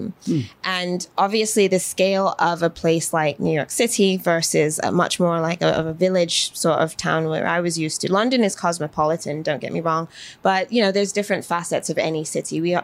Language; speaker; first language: English; native; English